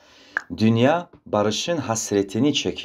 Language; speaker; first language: Turkish; non-native, fluent; Russian